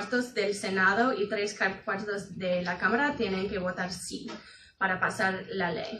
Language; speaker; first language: Spanish; non-native, fluent; English